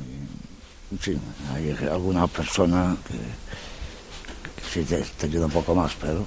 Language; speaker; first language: Spanish; native; Spanish